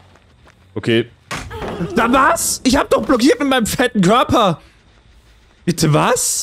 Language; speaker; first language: German; native; German